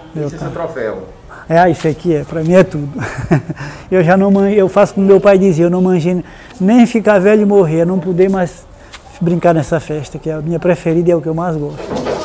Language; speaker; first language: Portuguese; native; Portuguese